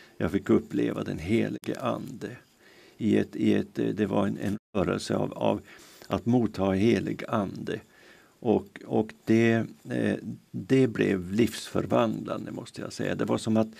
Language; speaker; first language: Swedish; native; Swedish